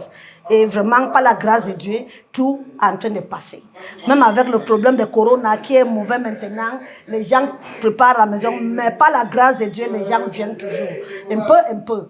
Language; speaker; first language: French; non-native, learner; English